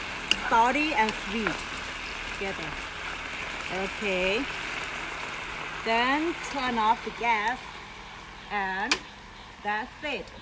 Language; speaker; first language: English; non-native, learner; Thai